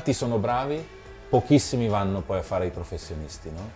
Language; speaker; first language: Italian; native; Italian